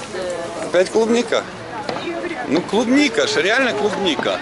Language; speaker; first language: Russian; native; Russian